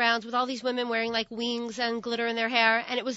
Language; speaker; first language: English; native; English